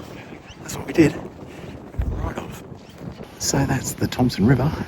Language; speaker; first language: English; native; English